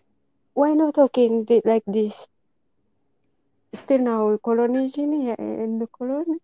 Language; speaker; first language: English; non-native, learner; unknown